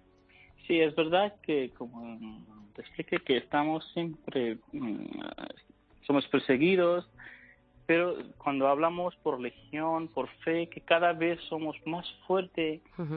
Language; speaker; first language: Spanish; non-native, learner; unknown